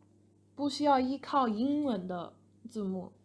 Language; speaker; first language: Chinese; non-native, fluent; English